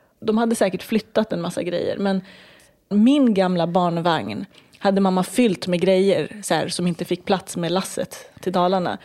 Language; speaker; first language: Swedish; early bilingual, other home language; Kurdish